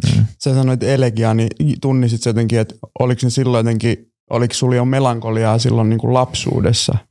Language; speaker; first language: Finnish; native; Finnish